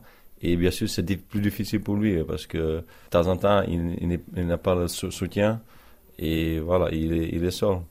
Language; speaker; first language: French; non-native, learner; Czech